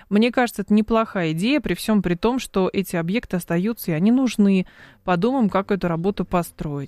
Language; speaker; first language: Russian; native; Russian